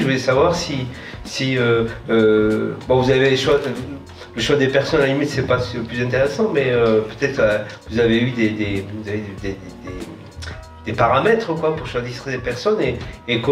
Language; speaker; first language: French; native; French